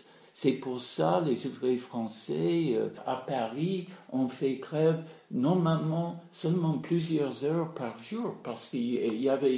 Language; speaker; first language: French; non-native, fluent; English